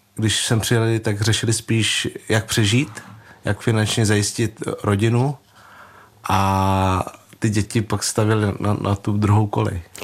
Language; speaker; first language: Czech; early bilingual, other home language; Vietnamese